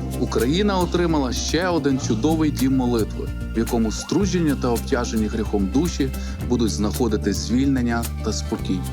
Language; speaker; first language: Ukrainian; native; Ukrainian